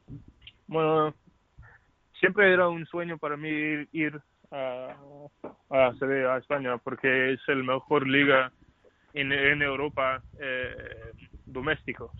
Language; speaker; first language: Spanish; non-native, learner; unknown